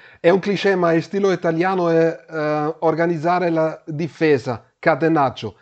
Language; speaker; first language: Italian; non-native, learner; German